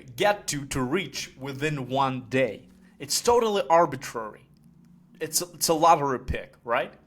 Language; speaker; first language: English; non-native, fluent; Ukrainian